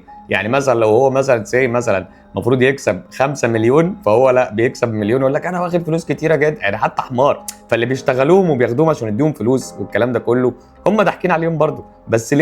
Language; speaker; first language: Arabic; native; Arabic